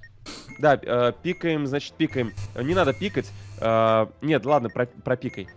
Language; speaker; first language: Russian; native; Russian